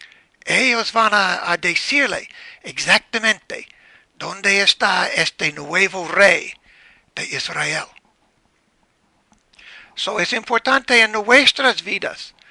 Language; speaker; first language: Spanish; non-native, learner; English